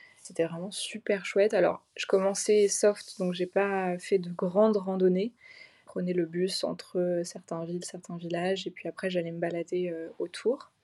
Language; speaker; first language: French; native; French